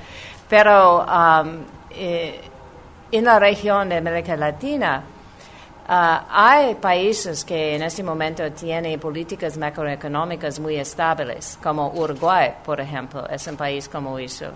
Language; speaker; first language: Spanish; non-native, fluent; English